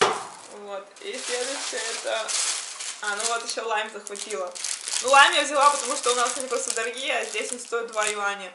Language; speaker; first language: Russian; native; Russian